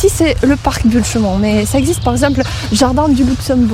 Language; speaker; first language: French; non-native, fluent; Russian